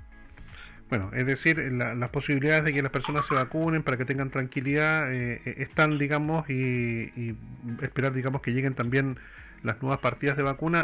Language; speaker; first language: Spanish; native; Spanish